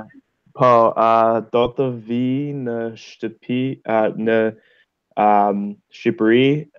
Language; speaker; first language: Albanian; non-native, learner; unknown